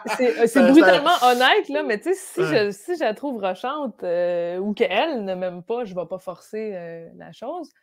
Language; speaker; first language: French; native; French